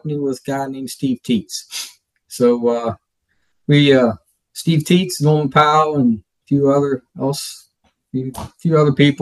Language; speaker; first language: English; native; English